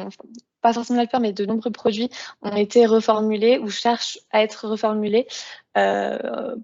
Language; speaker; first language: French; native; French